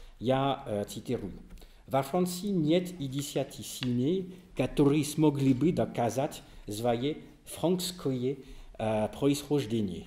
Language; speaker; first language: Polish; non-native, learner; French